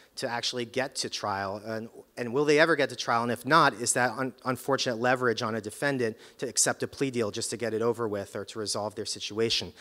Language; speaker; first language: English; native; English